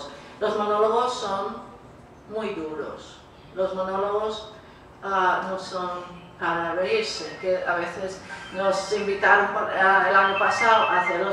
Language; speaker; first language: Spanish; non-native, fluent; English